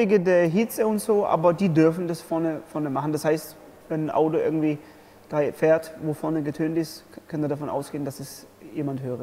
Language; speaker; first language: German; early bilingual, other home language; Polish